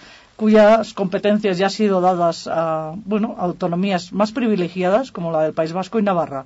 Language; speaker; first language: Spanish; native; Spanish